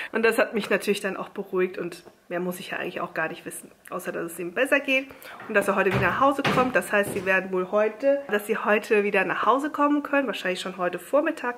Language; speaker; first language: German; native; German